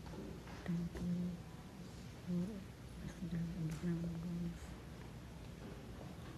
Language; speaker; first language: English; non-native, learner; Filipino